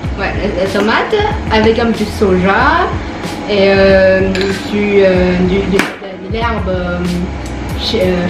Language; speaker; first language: French; non-native, learner; Chinese